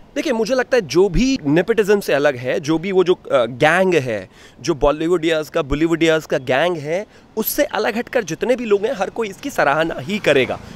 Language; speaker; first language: Hindi; native; Hindi